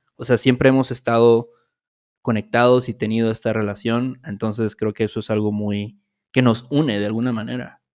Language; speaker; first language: Spanish; native; Spanish